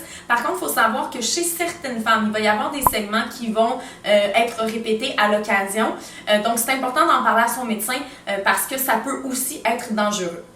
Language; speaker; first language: French; native; French